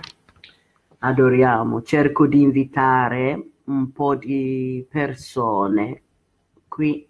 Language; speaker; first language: Italian; non-native, fluent; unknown